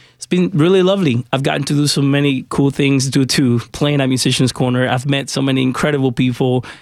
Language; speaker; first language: English; early bilingual, other home language; Spanish